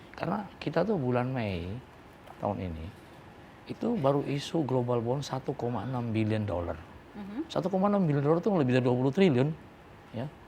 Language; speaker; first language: Indonesian; native; Indonesian